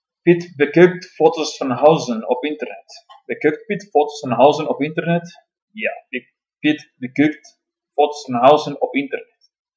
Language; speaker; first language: Dutch; non-native, learner; Spanish